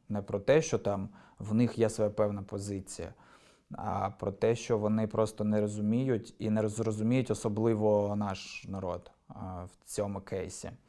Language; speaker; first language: Ukrainian; non-native, local second language; Russian